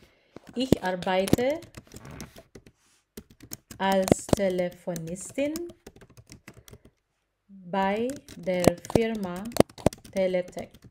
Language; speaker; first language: German; non-native, learner; Filipino